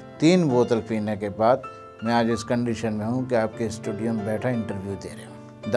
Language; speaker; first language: Hindi; native; Hindi